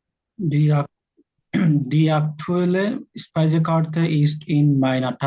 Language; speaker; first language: German; non-native, learner; Bangla